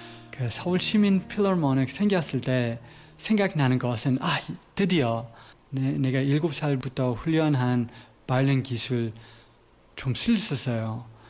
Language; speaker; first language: Korean; non-native, fluent; English